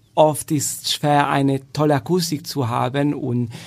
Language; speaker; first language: German; non-native, fluent; Italian